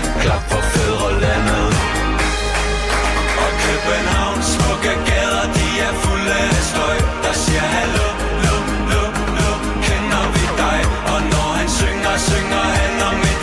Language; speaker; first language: Danish; native; Danish